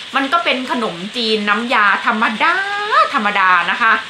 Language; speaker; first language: Thai; native; Thai